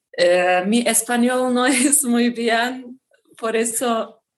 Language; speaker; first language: Spanish; non-native, fluent; Turkish